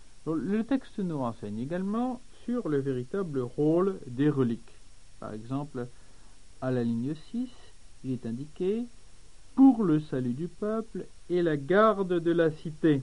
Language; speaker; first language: French; native; French